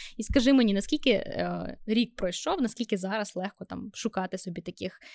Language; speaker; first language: Ukrainian; native; Ukrainian